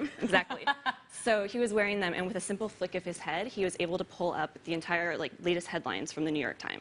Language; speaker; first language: English; native; English